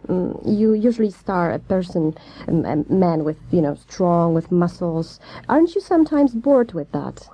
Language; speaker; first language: English; non-native, fluent; Polish